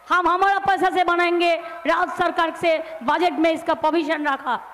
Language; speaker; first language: Hindi; non-native, local second language; Bangla